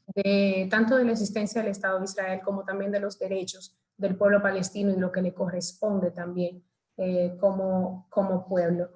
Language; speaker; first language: Spanish; native; Spanish